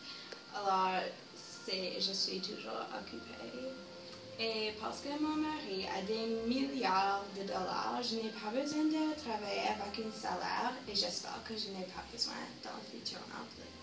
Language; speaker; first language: French; non-native, learner; English